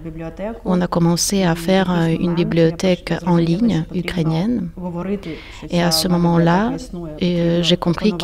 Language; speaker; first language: French; non-native, fluent; Ukrainian